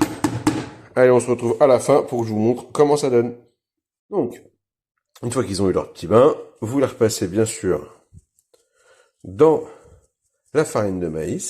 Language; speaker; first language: French; native; French